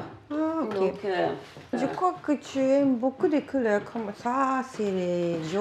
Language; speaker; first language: French; non-native, learner; Japanese